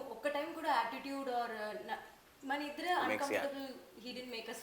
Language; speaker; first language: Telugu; non-native, learner; Tamil